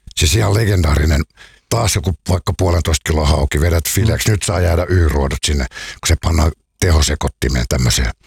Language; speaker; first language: Finnish; native; Finnish